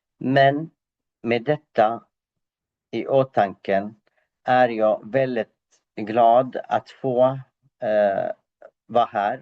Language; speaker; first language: Swedish; non-native, fluent; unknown